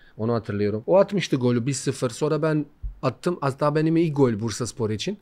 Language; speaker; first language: Turkish; non-native, fluent; Bosnian